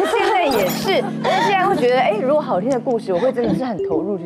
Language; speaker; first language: Chinese; native; Chinese